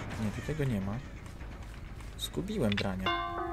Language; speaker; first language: Polish; native; Polish